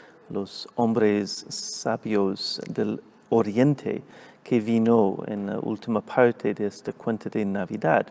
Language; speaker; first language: Spanish; non-native, fluent; English